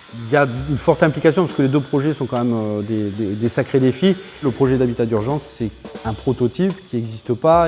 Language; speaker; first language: French; native; French